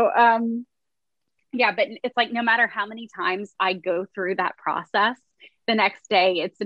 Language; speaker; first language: English; native; English